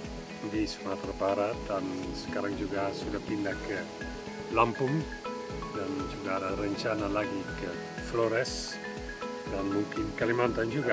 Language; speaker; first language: Indonesian; non-native, fluent; Dutch